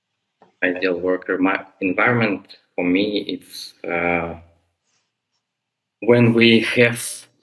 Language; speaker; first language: English; non-native, fluent; Russian